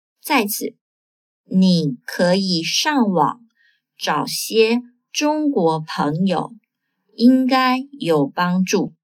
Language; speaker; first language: Chinese; non-native, fluent; Portuguese